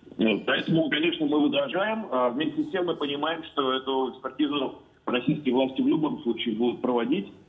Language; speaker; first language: Russian; native; Russian